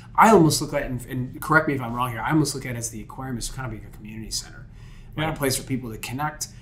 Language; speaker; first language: English; native; English